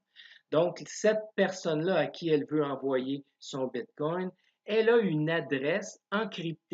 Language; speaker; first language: French; native; French